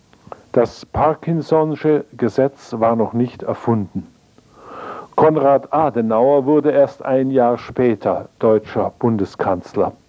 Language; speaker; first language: German; native; German